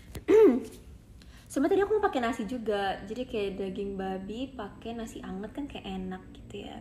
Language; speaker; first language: Indonesian; native; Indonesian